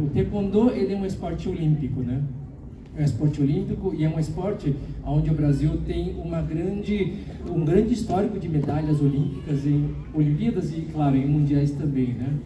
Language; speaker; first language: Portuguese; early bilingual, other home language; Korean